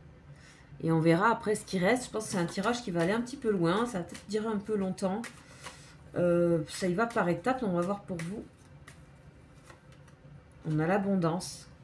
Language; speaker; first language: French; native; French